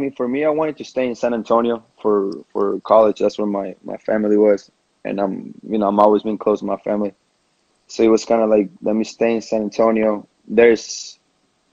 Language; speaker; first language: English; non-native, fluent; Spanish